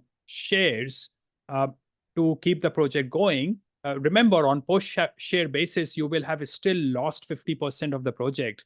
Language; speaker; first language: English; non-native, fluent; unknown